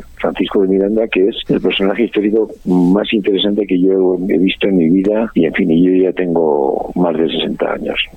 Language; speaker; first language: Spanish; native; Spanish